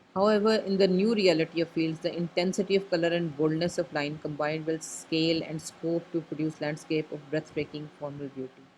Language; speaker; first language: English; non-native, local second language; Urdu